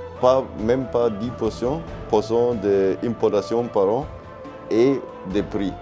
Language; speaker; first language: French; non-native, learner; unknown